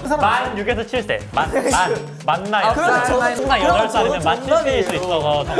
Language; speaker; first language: Korean; native; Korean